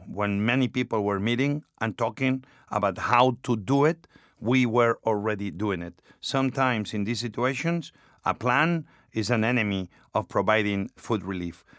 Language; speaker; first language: English; non-native, fluent; Spanish